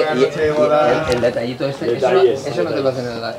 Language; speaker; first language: Spanish; native; Spanish